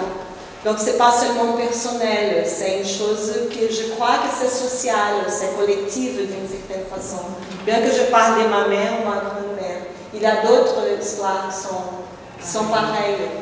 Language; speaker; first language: French; non-native, fluent; Portuguese